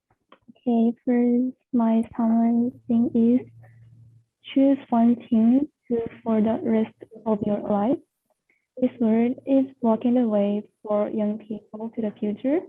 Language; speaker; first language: English; non-native, learner; Japanese